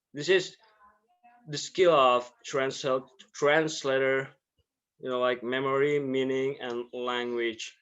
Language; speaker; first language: English; non-native, learner; Indonesian